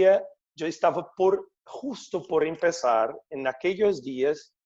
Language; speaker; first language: Spanish; non-native, fluent; Portuguese